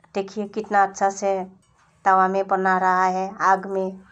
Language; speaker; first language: Hindi; non-native, local second language; Assamese